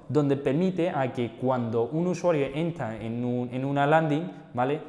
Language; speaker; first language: Spanish; non-native, fluent; Chinese